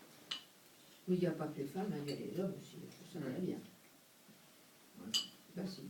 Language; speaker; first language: French; native; French